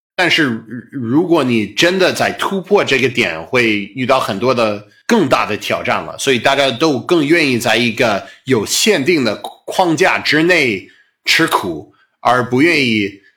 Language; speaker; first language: Chinese; non-native, fluent; English